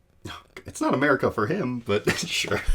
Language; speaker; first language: English; native; English